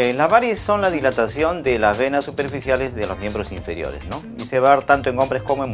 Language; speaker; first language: Spanish; native; Spanish